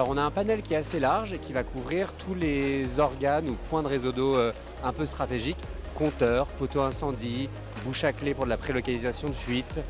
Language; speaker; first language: French; native; French